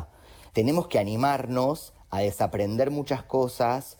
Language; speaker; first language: Spanish; native; Spanish